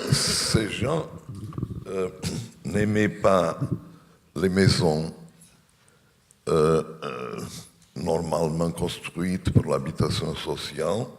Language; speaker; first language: French; non-native, fluent; Portuguese